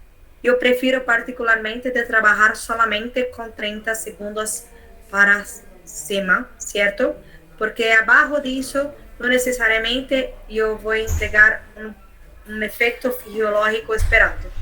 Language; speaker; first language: Spanish; non-native, learner; Portuguese